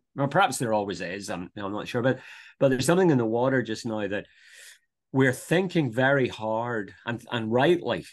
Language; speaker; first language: English; native; English